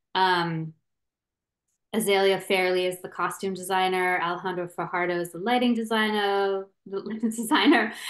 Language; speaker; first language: English; native; English